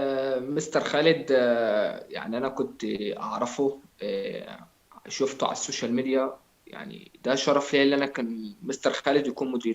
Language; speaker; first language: Arabic; native; Arabic